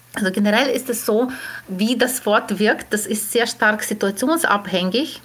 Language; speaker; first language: German; non-native, fluent; Ukrainian